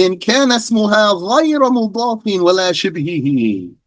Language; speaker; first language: Arabic; non-native, fluent; English